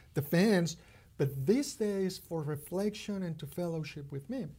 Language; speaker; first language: English; non-native, fluent; Spanish